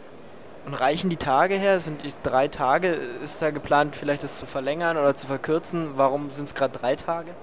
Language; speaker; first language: German; native; German